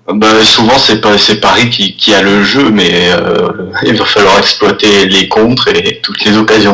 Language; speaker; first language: French; native; French